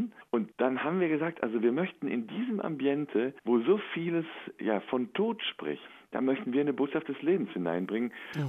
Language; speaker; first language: German; native; German